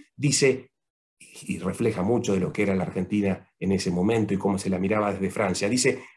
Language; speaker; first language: Spanish; native; Spanish